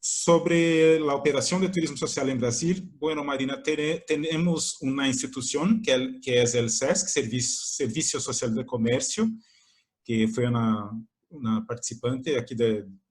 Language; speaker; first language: Spanish; non-native, fluent; Portuguese